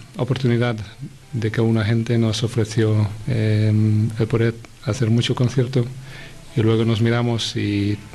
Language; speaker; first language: Spanish; non-native, fluent; Dutch